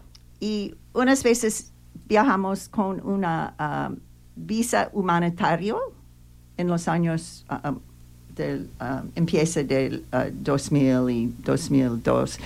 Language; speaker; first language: Spanish; non-native, learner; English